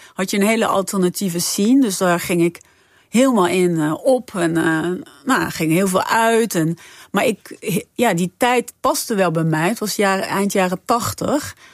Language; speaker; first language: Dutch; non-native, fluent; French